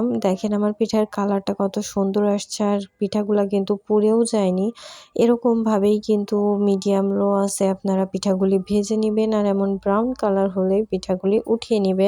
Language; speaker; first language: Bangla; native; Bangla